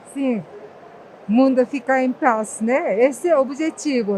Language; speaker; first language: Portuguese; non-native, fluent; Japanese